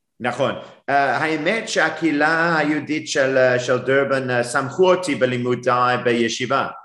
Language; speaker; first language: Hebrew; non-native, fluent; English